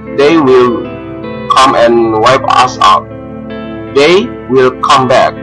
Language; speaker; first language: English; non-native, learner; Indonesian